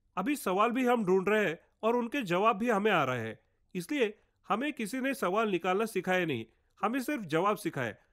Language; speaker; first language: Hindi; non-native, local second language; Marathi